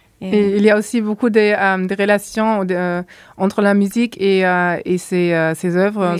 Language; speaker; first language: French; non-native, fluent; German